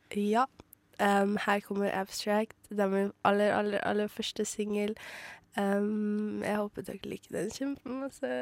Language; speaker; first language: Norwegian; native; Norwegian